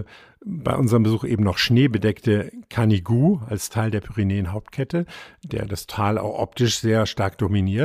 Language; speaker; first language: German; native; German